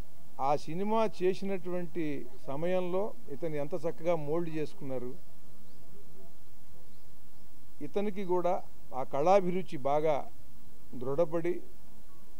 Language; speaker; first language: Telugu; native; Telugu